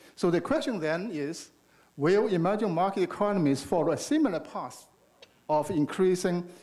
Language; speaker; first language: English; non-native, fluent; Chinese